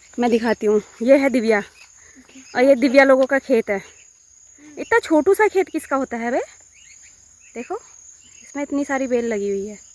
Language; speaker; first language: Hindi; non-native, local second language; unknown